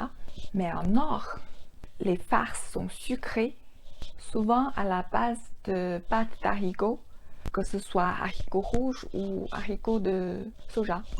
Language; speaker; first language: French; non-native, fluent; Chinese